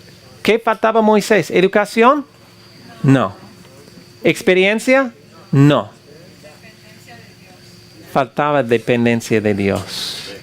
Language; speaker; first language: Spanish; non-native, fluent; English